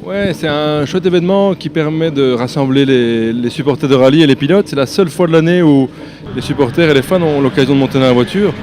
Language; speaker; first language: French; native; French